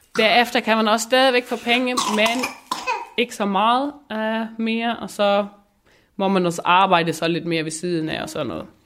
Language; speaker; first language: Danish; non-native, local second language; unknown